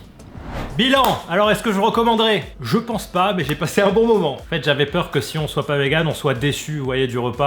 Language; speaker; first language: French; native; French